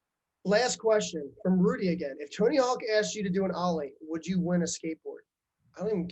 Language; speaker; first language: English; native; English